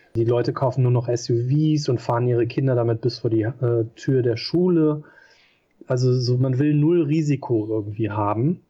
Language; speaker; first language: German; native; German